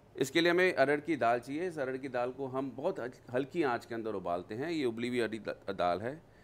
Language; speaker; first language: Hindi; native; Hindi